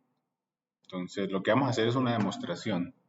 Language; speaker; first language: Spanish; native; Spanish